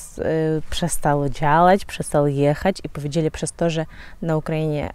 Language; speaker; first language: Polish; non-native, fluent; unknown